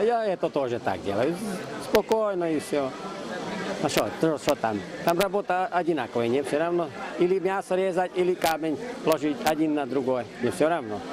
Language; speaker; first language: Russian; non-native, local second language; Hungarian